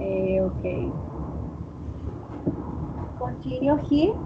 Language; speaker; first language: English; non-native, learner; Spanish